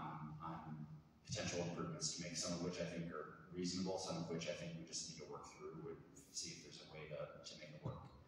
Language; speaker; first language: English; native; English